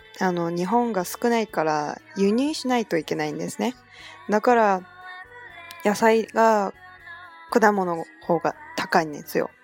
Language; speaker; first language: Japanese; non-native, fluent; Chinese